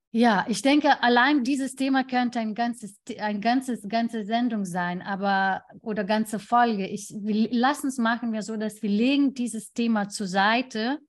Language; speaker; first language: German; non-native, fluent; Lithuanian